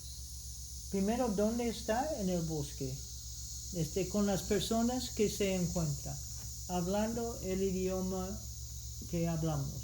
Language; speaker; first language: Spanish; non-native, fluent; English